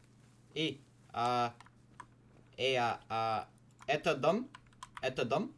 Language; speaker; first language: Russian; non-native, learner; English